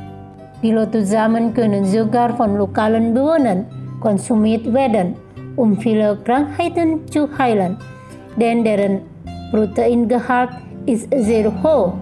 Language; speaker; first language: German; non-native, fluent; Indonesian